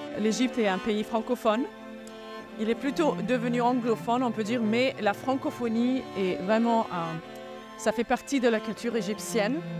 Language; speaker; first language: French; non-native, fluent; Arabic